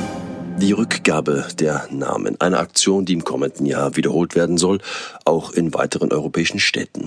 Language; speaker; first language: German; native; German